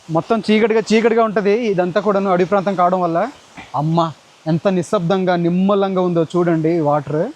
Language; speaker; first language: Telugu; non-native, local second language; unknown